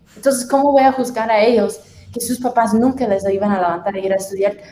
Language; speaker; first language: Spanish; non-native, fluent; English